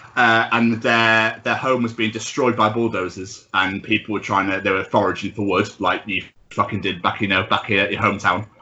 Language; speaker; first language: English; native; English